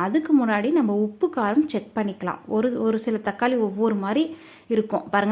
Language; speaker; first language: Tamil; native; Tamil